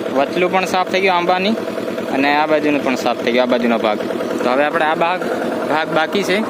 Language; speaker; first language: Gujarati; non-native, local second language; Bhili